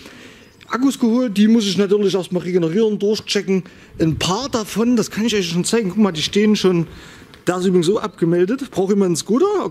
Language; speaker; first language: German; native; German